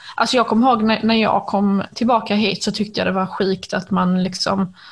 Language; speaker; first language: Swedish; native; Swedish